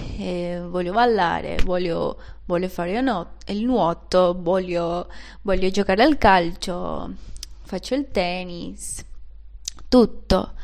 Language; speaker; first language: Italian; non-native, fluent; Spanish